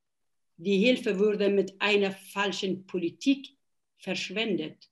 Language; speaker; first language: German; non-native, fluent; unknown